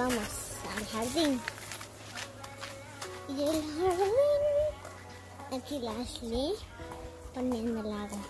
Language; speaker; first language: Spanish; early bilingual, heritage; Spanish